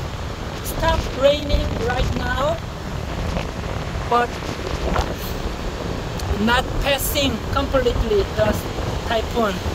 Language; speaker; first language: English; non-native, learner; Korean